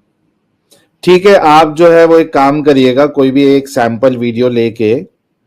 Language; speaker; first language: Hindi; native; Hindi